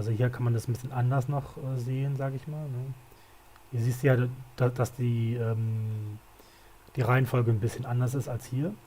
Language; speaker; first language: German; native; German